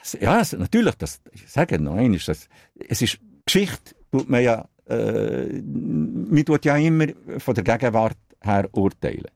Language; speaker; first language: German; non-native, local second language; Italian